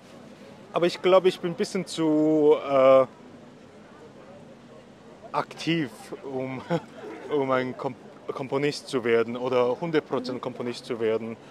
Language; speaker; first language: German; non-native, fluent; Korean